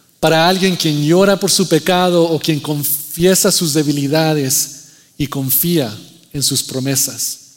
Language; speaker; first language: Spanish; early bilingual, heritage; Spanish